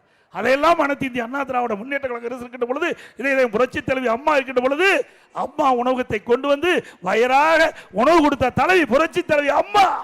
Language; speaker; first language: Tamil; native; Tamil